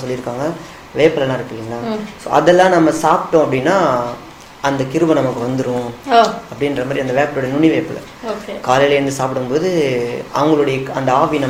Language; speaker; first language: Tamil; native; Tamil